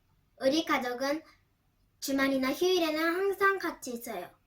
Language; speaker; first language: Korean; early bilingual, heritage; Korean